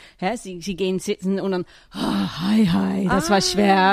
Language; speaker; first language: German; non-native, learner; Dutch